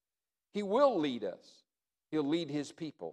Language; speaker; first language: English; native; English